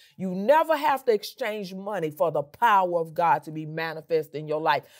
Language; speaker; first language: English; native; English